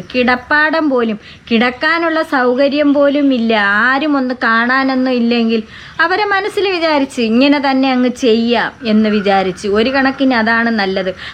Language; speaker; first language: Malayalam; native; Malayalam